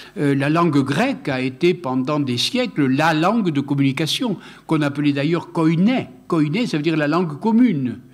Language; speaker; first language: French; non-native, local second language; Occitan